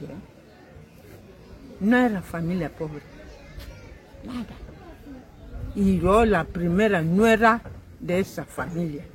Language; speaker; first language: Spanish; non-native, local second language; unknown